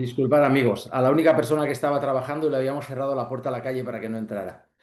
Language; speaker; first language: Spanish; native; Spanish